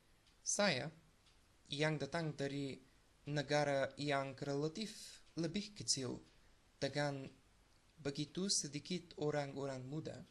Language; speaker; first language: Indonesian; non-native, learner; Bulgarian